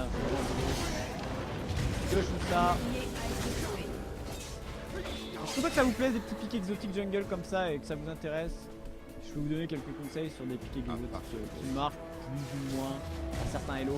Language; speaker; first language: French; native; French